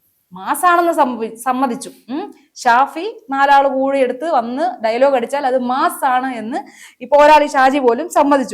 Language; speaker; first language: Malayalam; native; Malayalam